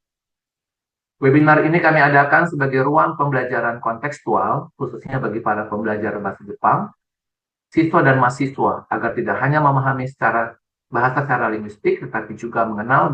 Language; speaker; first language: Indonesian; native; Indonesian